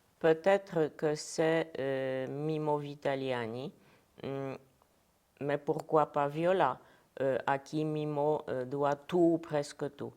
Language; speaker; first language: French; non-native, fluent; Polish